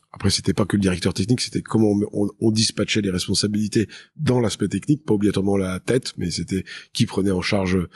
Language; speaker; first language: French; native; French